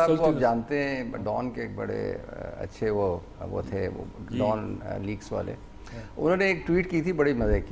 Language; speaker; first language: Urdu; native; Urdu